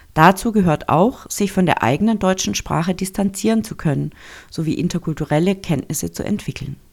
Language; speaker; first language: German; native; German